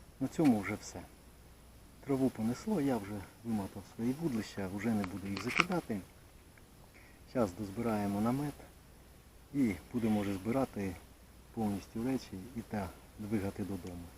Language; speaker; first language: Ukrainian; native; Ukrainian